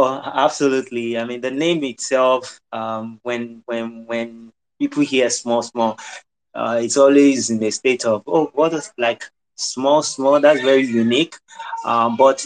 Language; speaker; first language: English; non-native, local second language; Yoruba